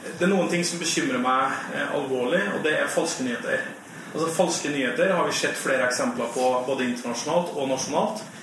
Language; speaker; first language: Norwegian; native; Norwegian